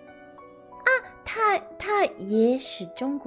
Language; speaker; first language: Chinese; non-native, learner; English